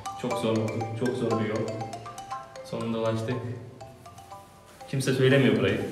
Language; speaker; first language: Turkish; native; Turkish